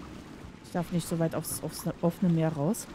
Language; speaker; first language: German; native; German